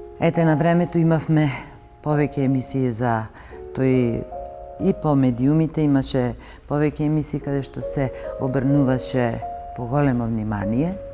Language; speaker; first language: Macedonian; native; Macedonian